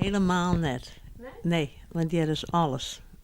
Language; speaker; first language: Dutch; non-native, local second language; Western Frisian